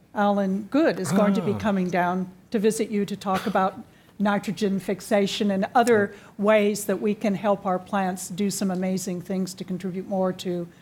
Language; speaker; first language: English; native; English